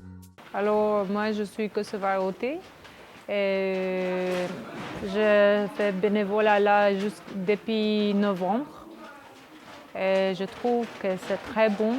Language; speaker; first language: French; non-native, learner; Albanian